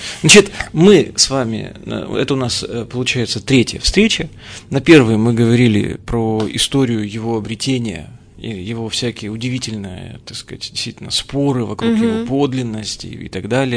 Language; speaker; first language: Russian; native; Russian